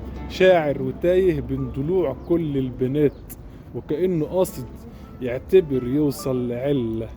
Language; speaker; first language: Arabic; native; Arabic